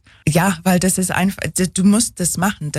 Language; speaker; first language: German; non-native, fluent; English